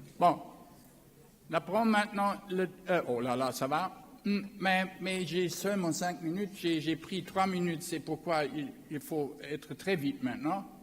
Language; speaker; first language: French; non-native, learner; German